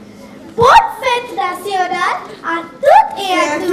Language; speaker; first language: French; non-native, learner; Bangla